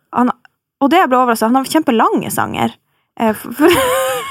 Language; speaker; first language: Norwegian; native; Norwegian